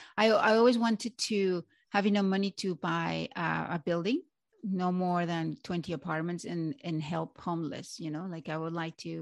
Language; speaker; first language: English; non-native, fluent; Spanish